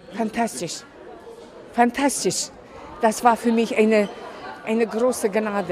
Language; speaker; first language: German; non-native, fluent; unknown